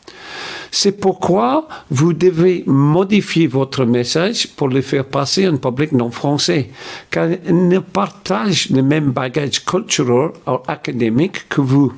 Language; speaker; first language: French; non-native, fluent; English